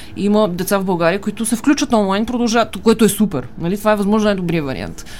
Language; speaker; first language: Bulgarian; native; Bulgarian